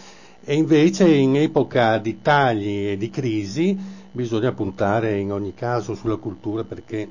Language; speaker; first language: Italian; native; Italian